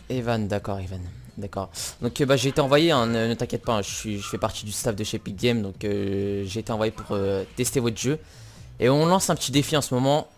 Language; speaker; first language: French; native; French